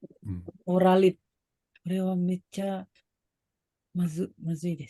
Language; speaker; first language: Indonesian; native; Indonesian